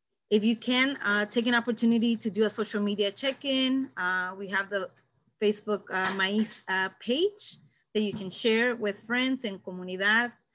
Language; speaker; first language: English; native; English